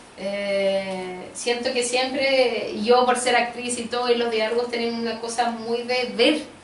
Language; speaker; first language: Spanish; early bilingual, other home language; Portuguese